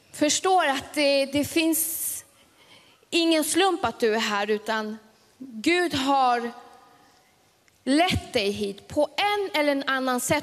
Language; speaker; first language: Swedish; early bilingual, other home language; Spanish